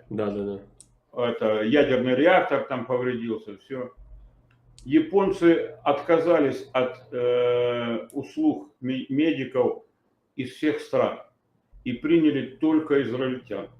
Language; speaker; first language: Russian; native; Russian